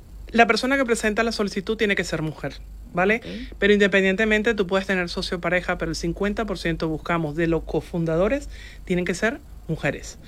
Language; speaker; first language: Spanish; native; Spanish